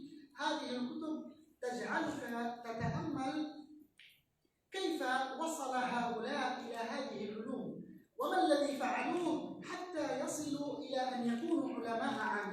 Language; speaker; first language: Arabic; native; Arabic